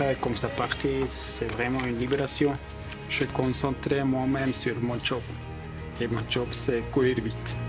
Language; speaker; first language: French; non-native, local second language; German